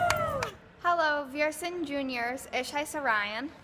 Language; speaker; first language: German; non-native, learner; English